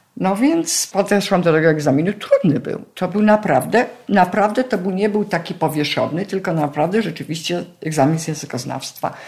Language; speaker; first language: Polish; native; Polish